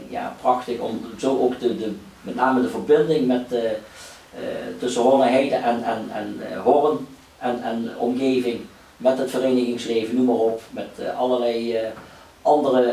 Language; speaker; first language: Dutch; native; Dutch